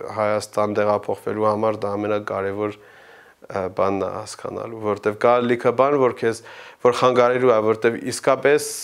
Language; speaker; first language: Armenian; early bilingual, heritage; Armenian